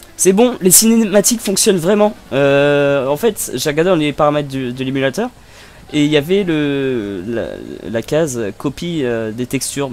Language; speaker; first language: French; native; French